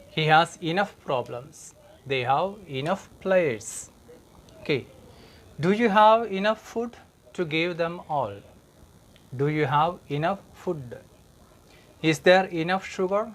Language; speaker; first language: English; non-native, local second language; Malayalam